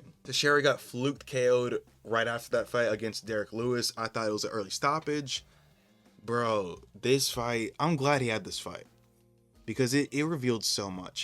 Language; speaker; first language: English; native; English